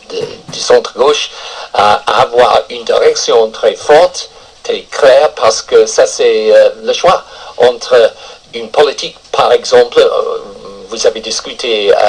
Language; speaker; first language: French; non-native, fluent; English